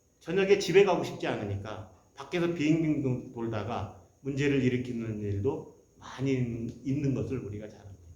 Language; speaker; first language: Korean; native; Korean